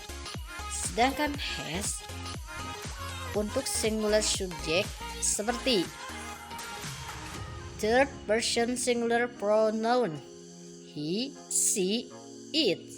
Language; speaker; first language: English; non-native, learner; Indonesian